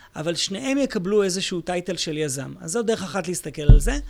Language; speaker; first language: Hebrew; native; Hebrew